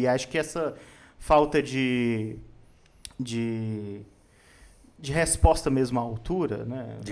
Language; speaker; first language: Portuguese; native; Portuguese